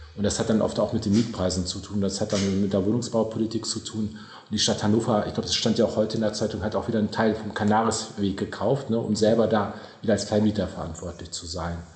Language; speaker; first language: German; native; German